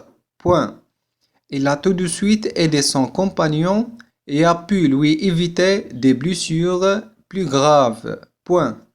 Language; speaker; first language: French; non-native, fluent; Arabic